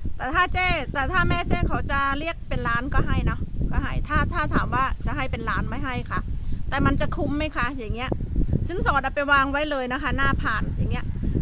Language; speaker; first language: Thai; native; Thai